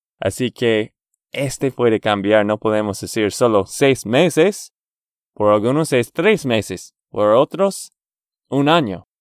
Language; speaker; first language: Spanish; non-native, fluent; English